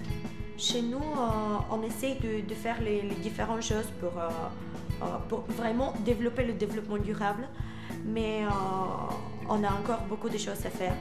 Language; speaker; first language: French; non-native, fluent; Bulgarian